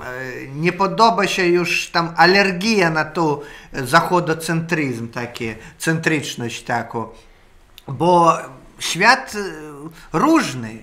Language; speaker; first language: Polish; non-native, learner; Russian